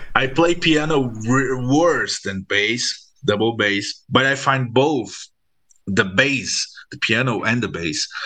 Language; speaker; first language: English; non-native, fluent; Portuguese